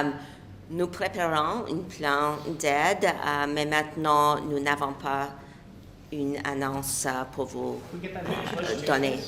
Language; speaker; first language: French; non-native, local second language; English